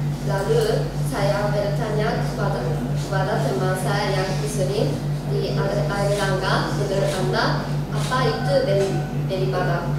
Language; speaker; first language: Indonesian; non-native, learner; Japanese